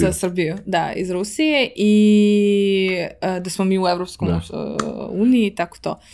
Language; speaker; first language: Serbian; early bilingual, heritage; Serbian